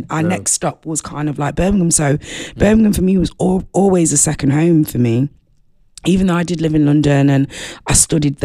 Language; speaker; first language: English; native; English